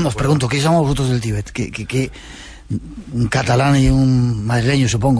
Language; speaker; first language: Spanish; native; Spanish